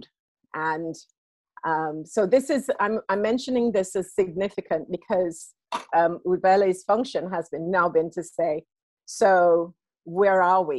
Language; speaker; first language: English; native; English